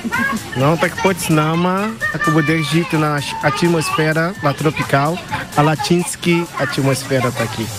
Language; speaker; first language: Czech; non-native, learner; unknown